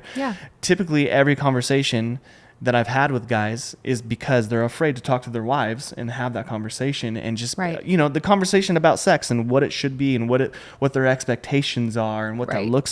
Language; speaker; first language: English; native; English